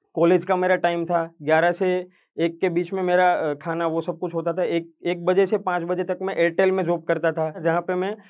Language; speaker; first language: Hindi; non-native, local second language; Gujarati